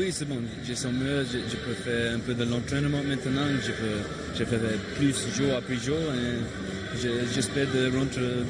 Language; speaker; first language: French; non-native, learner; English